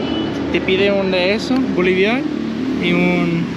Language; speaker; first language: Spanish; non-native, learner; English